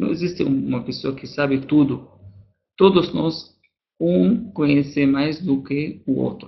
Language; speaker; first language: Portuguese; non-native, fluent; Arabic